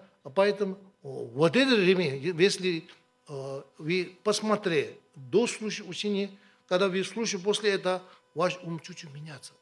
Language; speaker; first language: Russian; non-native, learner; Tibetan